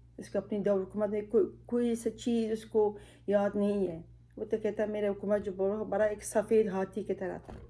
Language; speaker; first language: Urdu; non-native, fluent; Pashto